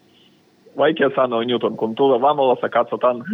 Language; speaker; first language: Finnish; non-native, learner; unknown